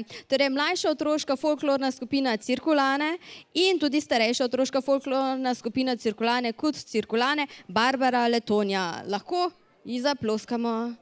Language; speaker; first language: Slovenian; native; Slovenian